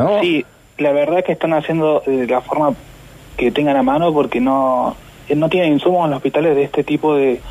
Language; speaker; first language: Spanish; native; Spanish